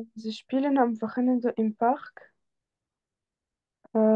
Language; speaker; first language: German; non-native, learner; French